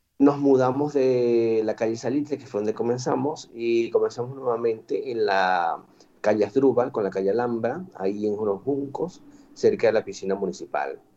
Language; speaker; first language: Spanish; native; Spanish